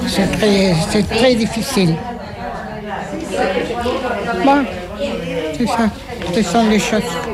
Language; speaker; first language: French; non-native, learner; Spanish